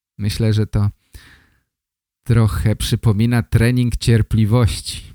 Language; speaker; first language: Polish; native; Polish